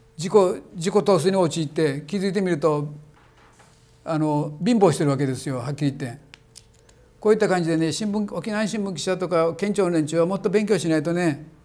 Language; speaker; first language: Japanese; native; Japanese